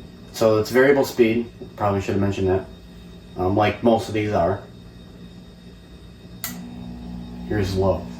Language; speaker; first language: English; native; English